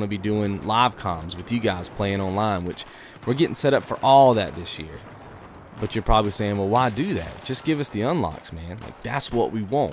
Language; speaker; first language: English; native; English